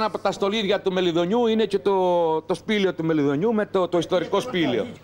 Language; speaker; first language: Greek; native; Greek